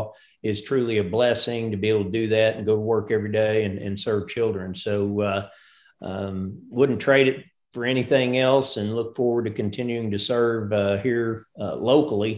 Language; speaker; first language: English; native; English